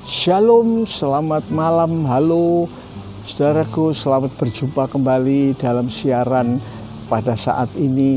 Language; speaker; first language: Indonesian; native; Indonesian